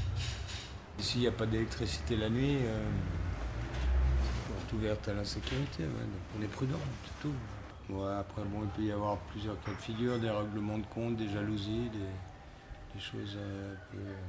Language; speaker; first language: French; native; French